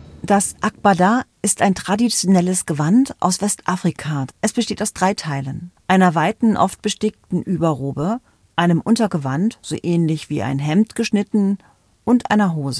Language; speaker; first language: German; native; German